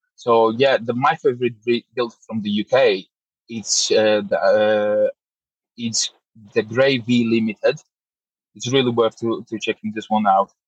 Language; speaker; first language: English; non-native, fluent; Polish